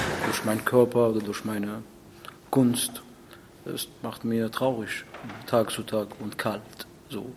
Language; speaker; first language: German; non-native, learner; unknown